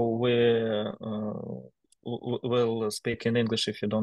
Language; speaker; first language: English; non-native, learner; Ukrainian